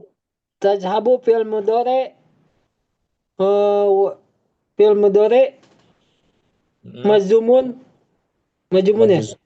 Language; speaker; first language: Arabic; non-native, learner; Indonesian